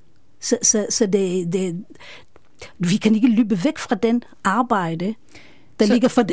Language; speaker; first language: Danish; non-native, fluent; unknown